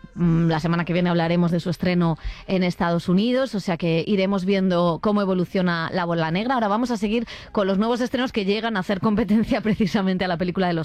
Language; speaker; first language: Spanish; native; Spanish